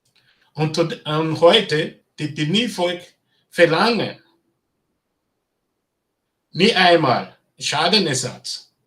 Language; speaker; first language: German; non-native, learner; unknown